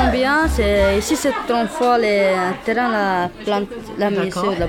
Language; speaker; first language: French; non-native, learner; Romanian